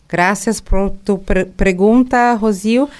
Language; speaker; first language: Spanish; non-native, learner; Portuguese